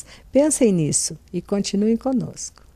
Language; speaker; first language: Portuguese; native; Portuguese